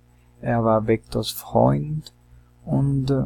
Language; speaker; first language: German; non-native, learner; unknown